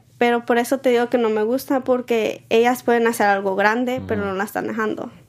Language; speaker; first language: Spanish; early bilingual, heritage; Spanish